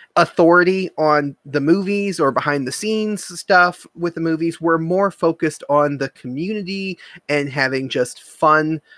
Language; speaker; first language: English; native; English